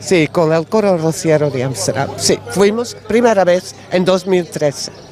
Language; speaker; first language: Spanish; non-native, learner; Dutch